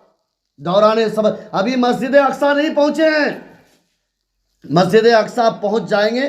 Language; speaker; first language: Urdu; native; Urdu